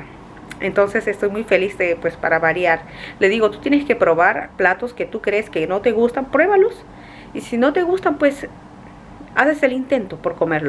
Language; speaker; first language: Spanish; native; Spanish